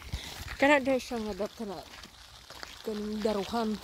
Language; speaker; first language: Swedish; non-native, learner; Cebuano